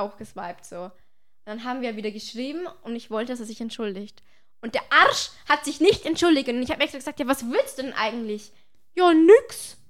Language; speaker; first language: German; native; German